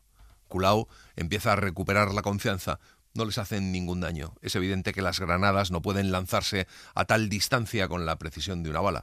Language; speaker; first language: Spanish; native; Spanish